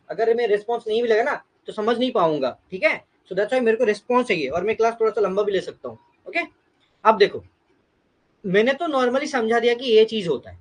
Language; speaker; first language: Hindi; non-native, local second language; Bangla